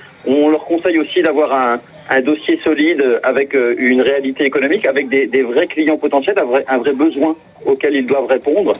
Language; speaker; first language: French; native; French